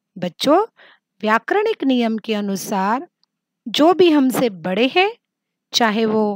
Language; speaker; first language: Hindi; non-native, local second language; Marathi